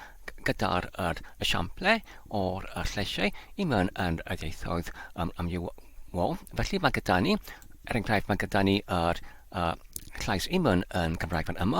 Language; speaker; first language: Welsh; non-native, learner; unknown